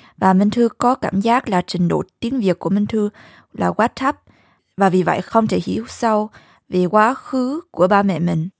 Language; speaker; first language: Vietnamese; early bilingual, heritage; Vietnamese